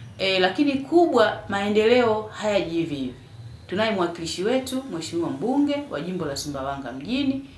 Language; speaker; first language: Swahili; native; Swahili